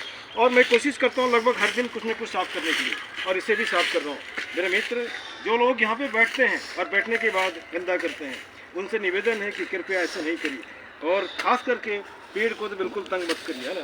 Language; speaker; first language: Hindi; native; Hindi